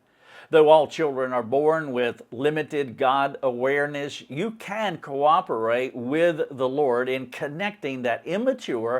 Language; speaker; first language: English; native; English